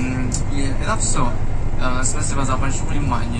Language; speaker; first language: Russian; non-native, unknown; Chinese